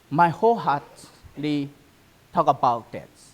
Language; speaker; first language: English; non-native, learner; Burmese